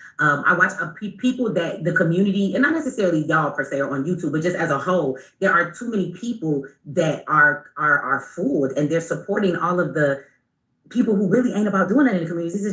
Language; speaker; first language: English; native; English